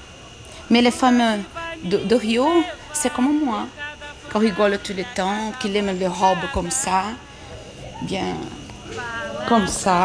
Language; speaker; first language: French; non-native, learner; Portuguese